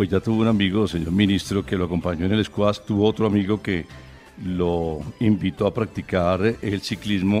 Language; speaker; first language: Spanish; native; Spanish